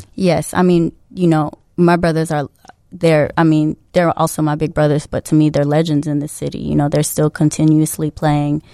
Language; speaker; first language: English; early bilingual, other home language; Filipino